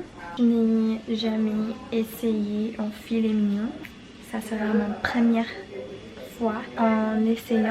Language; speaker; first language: French; non-native, learner; English